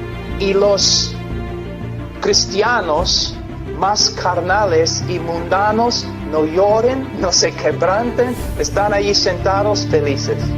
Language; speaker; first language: Spanish; non-native, fluent; English